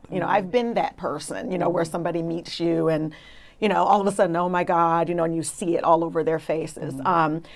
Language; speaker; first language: English; native; English